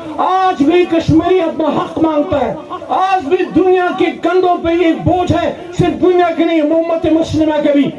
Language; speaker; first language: Urdu; non-native, local second language; Pashto